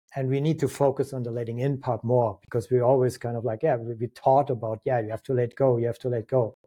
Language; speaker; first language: English; non-native, fluent; German